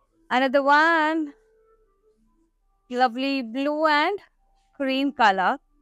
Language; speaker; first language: English; non-native, local second language; Telugu